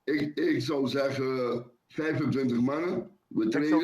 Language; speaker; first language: Dutch; non-native, local second language; Papiamento